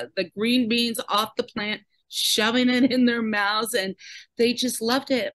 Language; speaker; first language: English; native; English